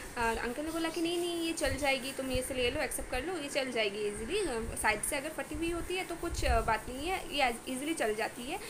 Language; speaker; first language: Hindi; non-native, local second language; Bangla